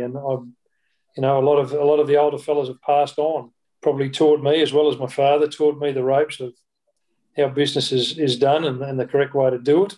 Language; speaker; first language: English; native; English